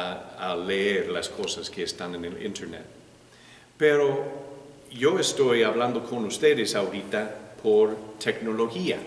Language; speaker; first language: Spanish; non-native, learner; English